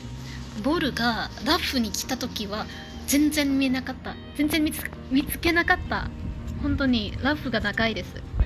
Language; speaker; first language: Japanese; non-native, learner; Thai